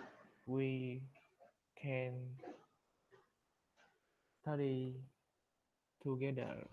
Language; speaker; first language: English; non-native, learner; Vietnamese